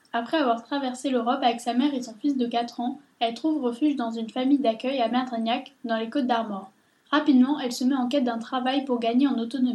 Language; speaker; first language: French; native; French